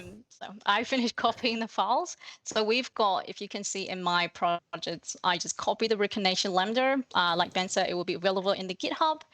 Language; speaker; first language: English; non-native, fluent; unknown